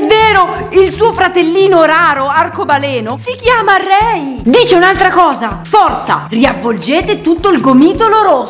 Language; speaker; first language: Italian; native; Italian